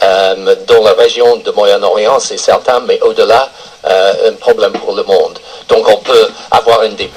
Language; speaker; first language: French; non-native, fluent; English